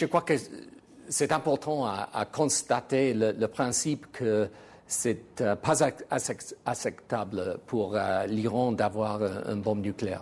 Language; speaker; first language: French; non-native, fluent; English